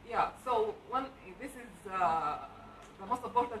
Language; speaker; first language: English; non-native, learner; Arabic